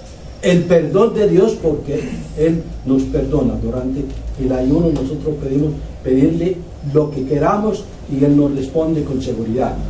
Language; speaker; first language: Spanish; non-native, fluent; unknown